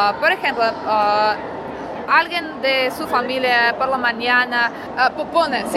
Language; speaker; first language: Spanish; non-native, learner; Russian